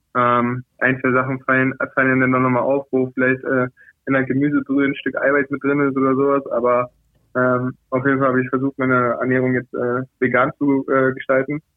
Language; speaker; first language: German; early bilingual, other home language; Portuguese